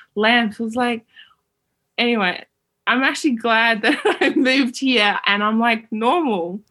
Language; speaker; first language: English; early bilingual, other home language; Uyghur